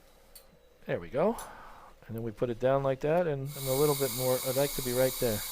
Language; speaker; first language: English; native; English